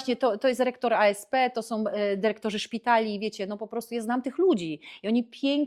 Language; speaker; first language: Polish; native; Polish